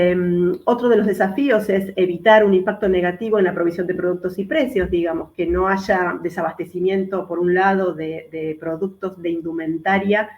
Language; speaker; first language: Spanish; native; Spanish